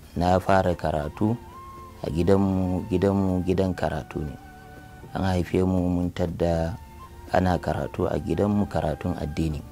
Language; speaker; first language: Hausa; native; Hausa